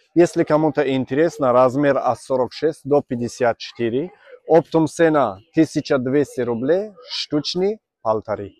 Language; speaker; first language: Russian; non-native, learner; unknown